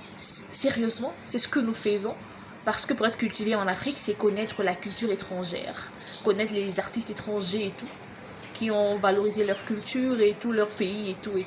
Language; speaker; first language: French; non-native, local second language; Lingala